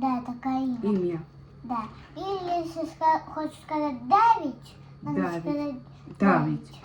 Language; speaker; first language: Russian; non-native, learner; Armenian